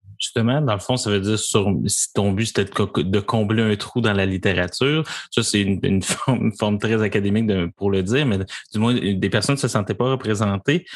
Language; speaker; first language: French; native; French